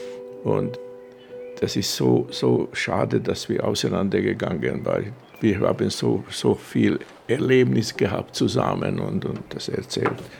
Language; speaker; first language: German; non-native, fluent; Hungarian